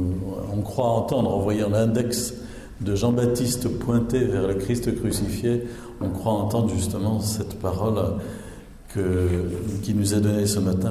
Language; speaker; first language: French; native; French